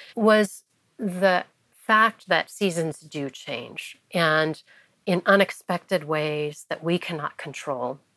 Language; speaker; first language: English; native; English